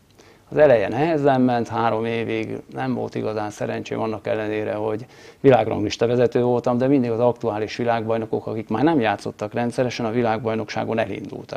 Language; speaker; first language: Hungarian; native; Hungarian